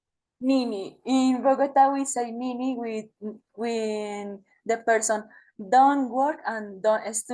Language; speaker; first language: English; non-native, learner; Spanish